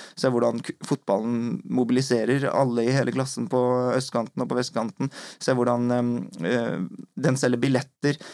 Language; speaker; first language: Norwegian; native; Norwegian